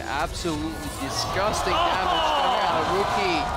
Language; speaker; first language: English; native; English